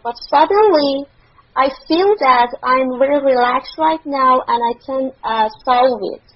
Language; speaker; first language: English; non-native, learner; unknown